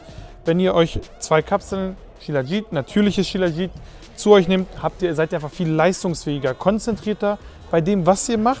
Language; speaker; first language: German; native; German